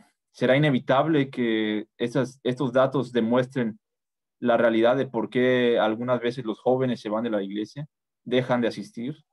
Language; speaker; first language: Spanish; native; Spanish